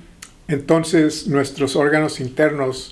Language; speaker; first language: Spanish; early bilingual, heritage; Spanish